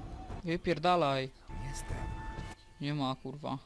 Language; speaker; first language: Polish; native; Polish